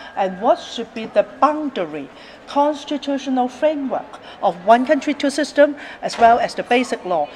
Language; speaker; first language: English; non-native, local second language; Cantonese